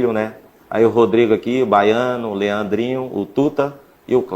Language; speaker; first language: Portuguese; native; Portuguese